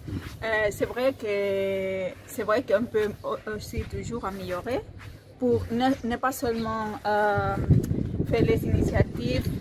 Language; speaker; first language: French; non-native, fluent; Spanish